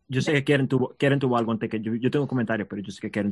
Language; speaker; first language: Spanish; early bilingual, heritage; Spanish